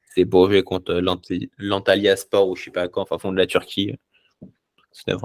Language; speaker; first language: French; native; French